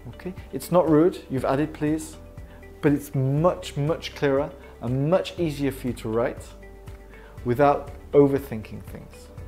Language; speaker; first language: English; native; English